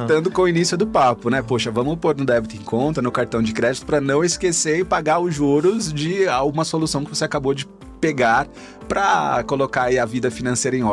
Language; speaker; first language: Portuguese; native; Portuguese